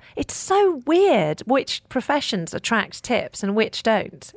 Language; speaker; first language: English; native; English